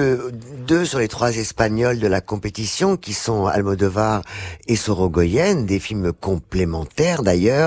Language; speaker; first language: French; native; French